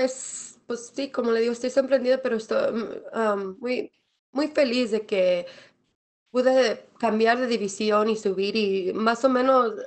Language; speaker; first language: Spanish; early bilingual, other home language; English